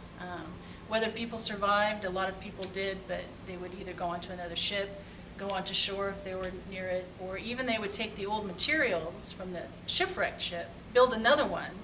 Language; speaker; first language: English; native; English